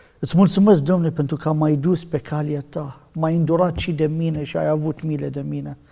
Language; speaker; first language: Romanian; non-native, learner; Arabic